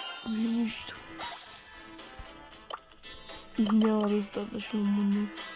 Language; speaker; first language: Bulgarian; native; Bulgarian